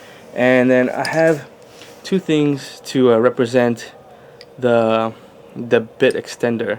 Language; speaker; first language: English; native; English